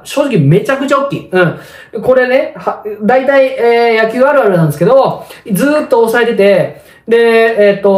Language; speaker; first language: Japanese; native; Japanese